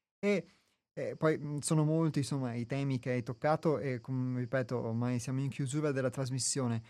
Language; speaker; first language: Italian; native; Italian